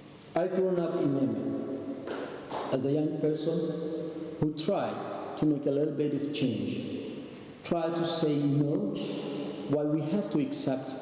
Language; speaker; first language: English; non-native, learner; Arabic